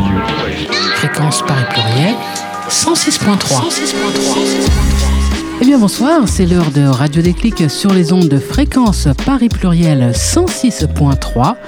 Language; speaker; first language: French; native; French